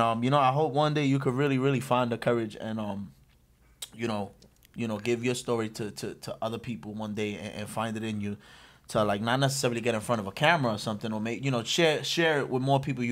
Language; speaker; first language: English; early bilingual, other home language; Spanish